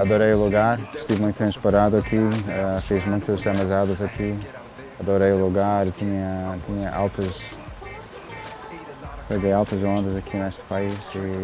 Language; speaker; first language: Portuguese; non-native, fluent; English